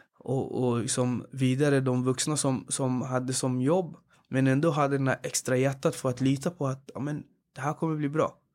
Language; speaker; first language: Swedish; early bilingual, other home language; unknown